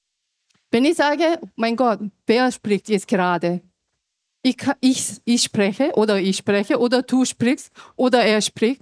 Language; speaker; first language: German; non-native, fluent; Korean